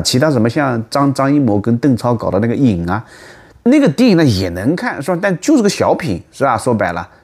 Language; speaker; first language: Chinese; native; Chinese